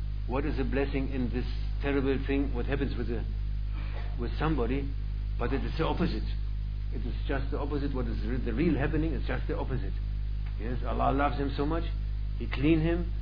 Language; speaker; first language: English; non-native, fluent; German